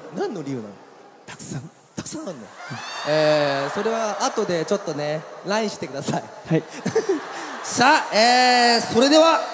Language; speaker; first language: Japanese; native; Japanese